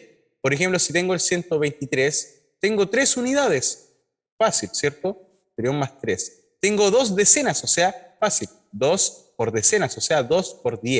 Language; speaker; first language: Spanish; native; Spanish